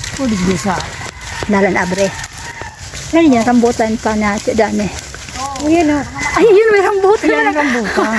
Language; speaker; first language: Filipino; non-native, local second language; Bikol